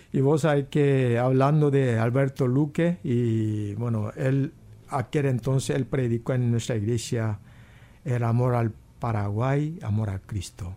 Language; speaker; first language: Spanish; non-native, fluent; Korean